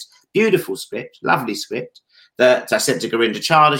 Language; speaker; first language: English; native; English